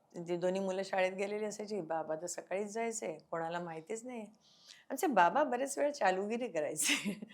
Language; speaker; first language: Marathi; non-native, local second language; Konkani